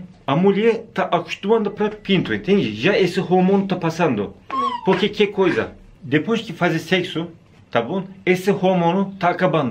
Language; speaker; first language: Portuguese; non-native, learner; Turkish